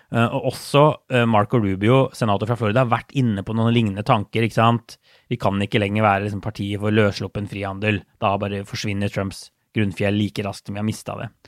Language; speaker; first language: Norwegian; native; Norwegian